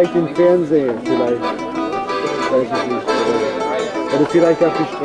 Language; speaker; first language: German; non-native, learner; English